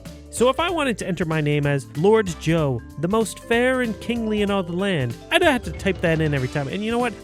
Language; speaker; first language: English; native; English